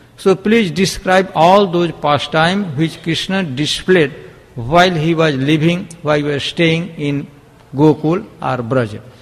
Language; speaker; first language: English; non-native, local second language; Hindi